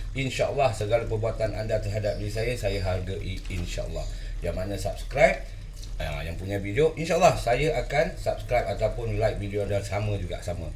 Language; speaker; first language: Malay; native; Malay